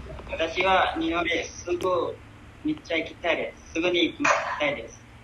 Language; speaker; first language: Japanese; non-native, learner; Indonesian